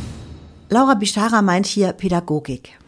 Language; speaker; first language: German; native; German